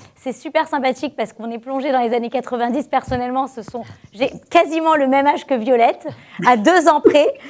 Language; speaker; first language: French; native; French